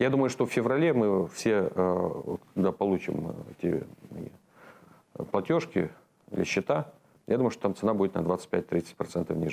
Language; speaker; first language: Russian; non-native, local second language; Romanian